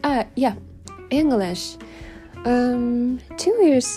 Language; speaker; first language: English; non-native, learner; Japanese